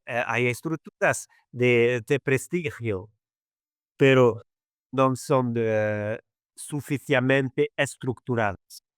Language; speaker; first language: Spanish; non-native, fluent; Arabic